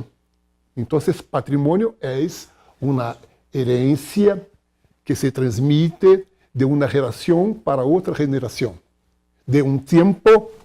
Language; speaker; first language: Spanish; non-native, fluent; Portuguese